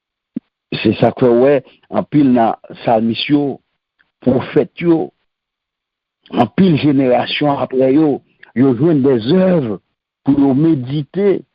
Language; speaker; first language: French; non-native, local second language; Haitian Creole